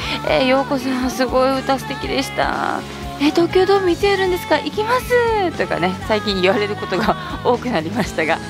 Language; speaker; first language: Japanese; native; Japanese